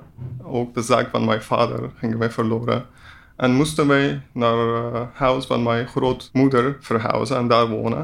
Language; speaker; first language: Dutch; non-native, learner; Persian